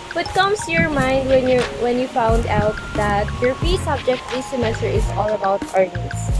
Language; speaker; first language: English; non-native, local second language; Filipino